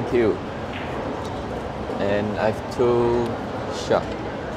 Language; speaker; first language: English; non-native, learner; Chinese